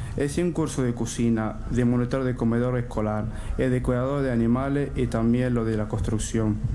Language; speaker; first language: Spanish; non-native, learner; Arabic